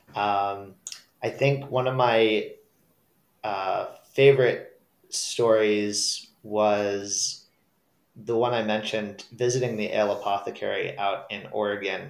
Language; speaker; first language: English; native; English